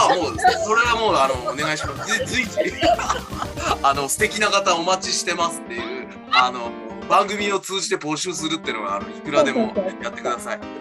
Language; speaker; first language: Japanese; native; Japanese